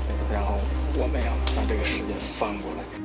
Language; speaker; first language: Chinese; native; Chinese